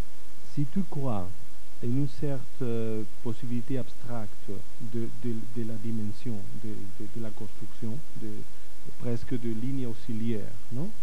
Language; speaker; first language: French; non-native, fluent; Catalan